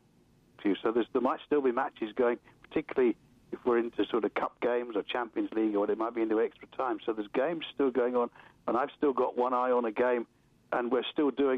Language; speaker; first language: English; native; English